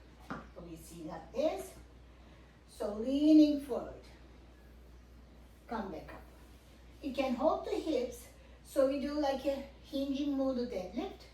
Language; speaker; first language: English; non-native, fluent; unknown